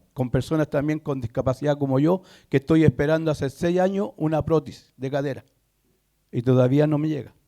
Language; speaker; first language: Spanish; native; Spanish